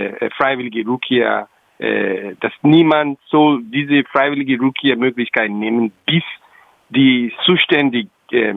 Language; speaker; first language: German; non-native, local second language; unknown